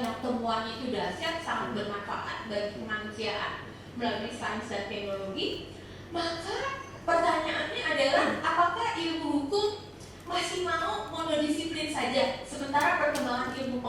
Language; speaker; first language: Indonesian; native; Indonesian